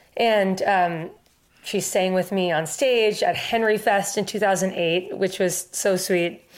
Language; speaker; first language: English; native; English